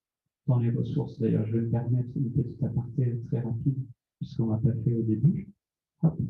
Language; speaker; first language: French; native; French